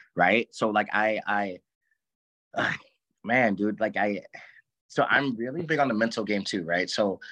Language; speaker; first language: English; native; English